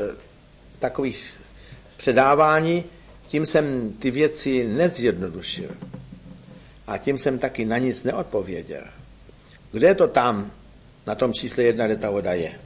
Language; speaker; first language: Czech; native; Czech